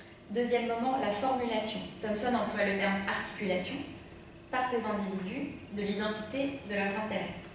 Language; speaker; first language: French; native; French